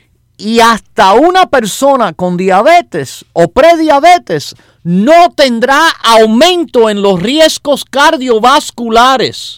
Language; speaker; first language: Spanish; native; Spanish